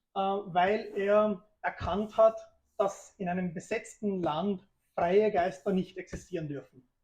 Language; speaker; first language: German; early bilingual, other home language; Urdu